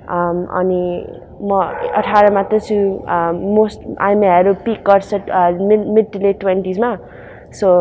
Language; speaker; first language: Nepali; early bilingual, heritage; Nepali